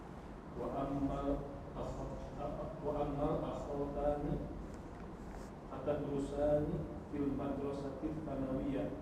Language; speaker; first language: Arabic; non-native, learner; Indonesian